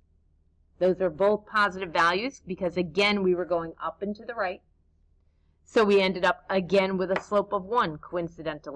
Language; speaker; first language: English; native; English